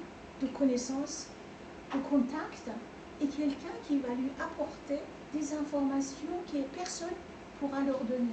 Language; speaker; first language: French; non-native, fluent; Persian